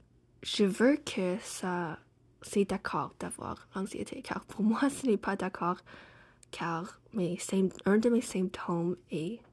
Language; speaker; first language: French; non-native, fluent; English